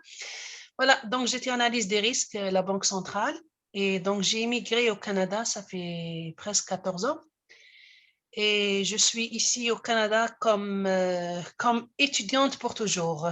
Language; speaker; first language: French; non-native, local second language; Arabic